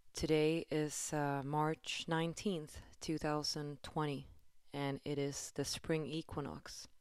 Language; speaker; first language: English; non-native, fluent; Swedish